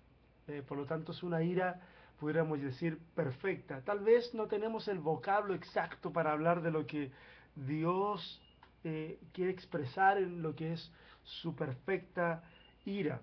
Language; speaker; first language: Spanish; native; Spanish